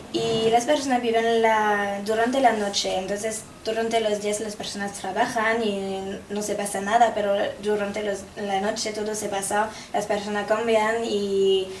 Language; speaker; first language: Spanish; non-native, learner; French